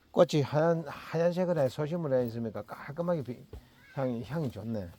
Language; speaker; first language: Korean; native; Korean